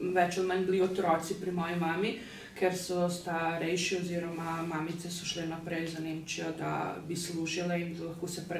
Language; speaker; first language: Slovenian; early bilingual, other home language; Bosnian